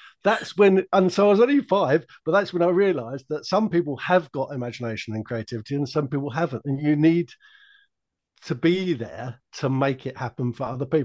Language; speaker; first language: English; native; English